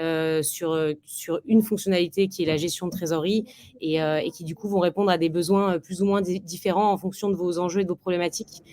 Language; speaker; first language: French; native; French